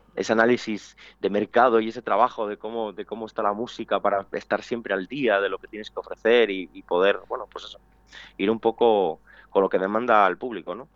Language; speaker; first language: Spanish; native; Spanish